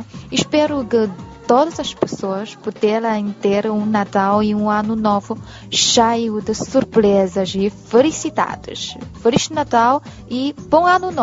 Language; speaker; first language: Portuguese; non-native, fluent; Chinese